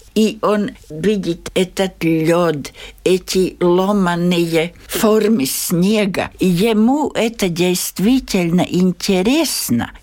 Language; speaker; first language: Russian; native; Russian